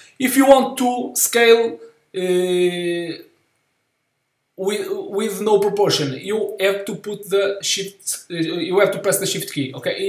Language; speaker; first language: English; non-native, learner; Portuguese